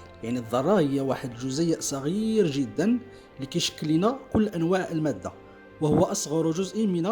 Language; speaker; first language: Arabic; native; Arabic